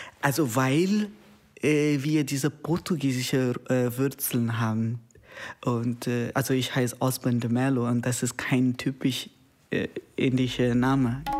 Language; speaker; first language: German; non-native, learner; Konkani